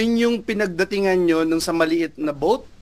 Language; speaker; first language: Filipino; native; Filipino